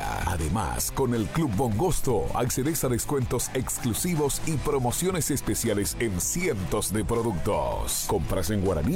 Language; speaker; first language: Spanish; native; Spanish